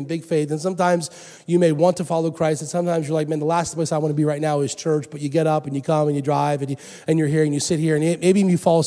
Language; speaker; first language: English; native; English